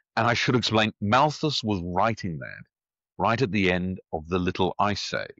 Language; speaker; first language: English; native; English